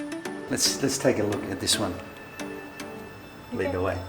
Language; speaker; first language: English; native; English